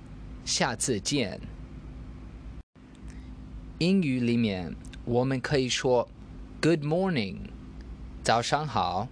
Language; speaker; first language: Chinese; non-native, learner; English